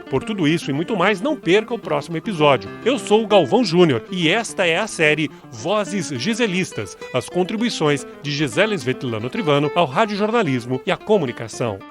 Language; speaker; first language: Portuguese; native; Portuguese